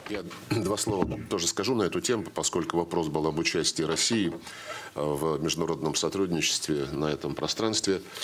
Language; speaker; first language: Russian; native; Russian